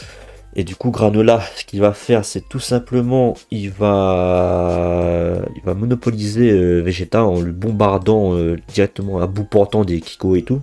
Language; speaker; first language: French; native; French